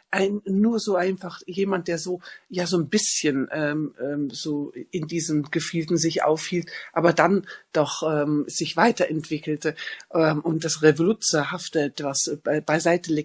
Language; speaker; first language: German; native; German